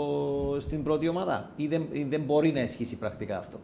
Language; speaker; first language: Greek; native; Greek